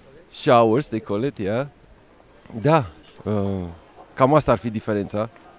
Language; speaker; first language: Romanian; native; Romanian